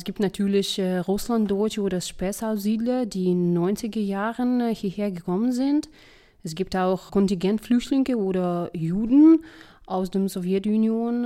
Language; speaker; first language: German; non-native, fluent; Russian